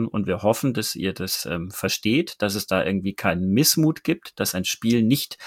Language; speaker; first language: German; native; German